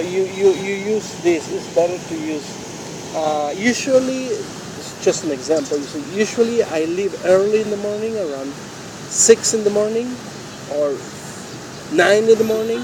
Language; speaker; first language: English; non-native, fluent; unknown